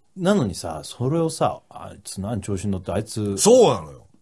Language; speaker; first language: Japanese; native; Japanese